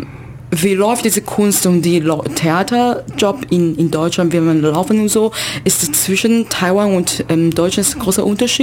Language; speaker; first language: German; non-native, learner; Chinese